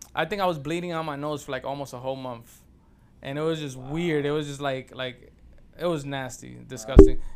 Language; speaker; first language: English; early bilingual, other home language; Spanish